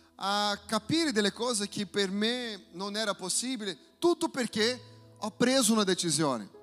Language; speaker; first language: Italian; non-native, fluent; Portuguese